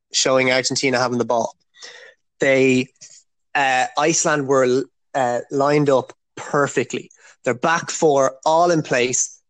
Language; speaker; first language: English; native; English